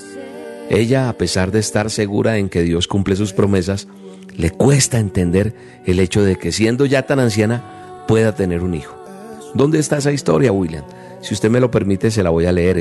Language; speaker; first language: Spanish; native; Spanish